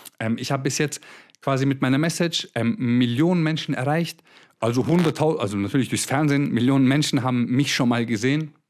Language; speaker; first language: German; early bilingual, other home language; Croatian